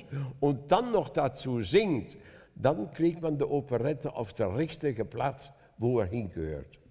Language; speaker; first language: German; non-native, fluent; Dutch